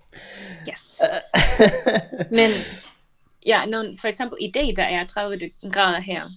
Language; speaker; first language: Danish; non-native, learner; Spanish